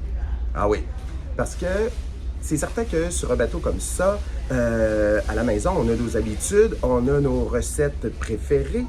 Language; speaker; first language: French; native; French